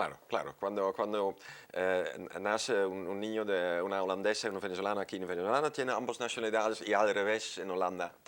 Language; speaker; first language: Spanish; non-native, fluent; Dutch